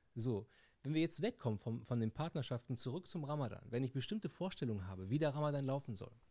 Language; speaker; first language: German; early bilingual, heritage; Arabic